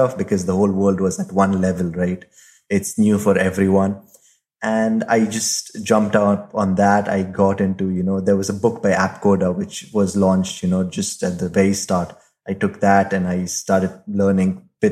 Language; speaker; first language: English; non-native, local second language; Hindi